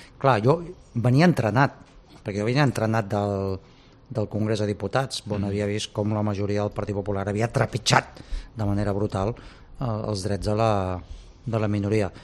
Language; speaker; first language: Catalan; native; Catalan